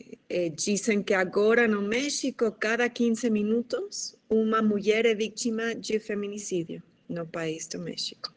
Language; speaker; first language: Portuguese; non-native, fluent; Spanish